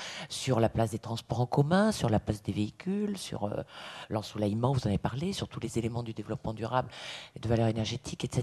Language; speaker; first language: French; native; French